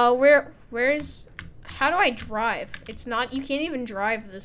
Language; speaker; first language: English; native; English